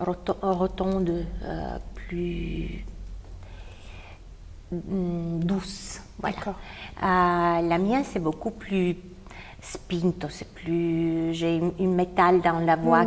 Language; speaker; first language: French; non-native, fluent; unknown